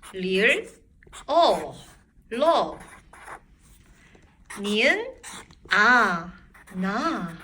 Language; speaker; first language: Korean; native; Korean